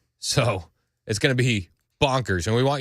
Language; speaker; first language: English; native; English